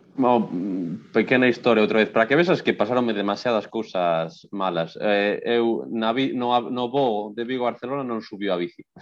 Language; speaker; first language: Galician; non-native, local second language; Spanish